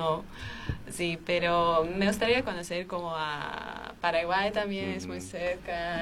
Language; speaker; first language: Spanish; non-native, fluent; Armenian